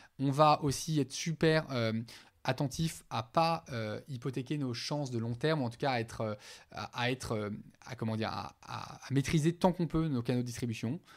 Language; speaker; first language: French; native; French